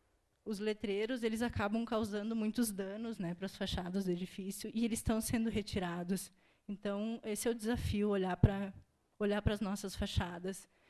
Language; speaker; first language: Portuguese; native; Portuguese